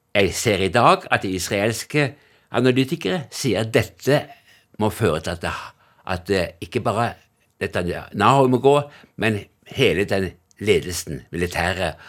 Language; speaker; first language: Norwegian; native; Norwegian